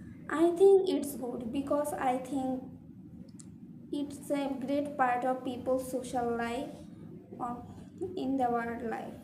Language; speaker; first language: English; non-native, learner; Bangla